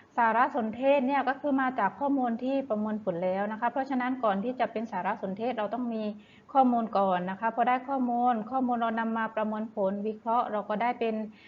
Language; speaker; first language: Thai; native; Thai